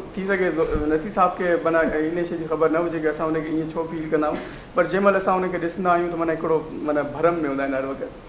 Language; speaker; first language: Sindhi; native; Sindhi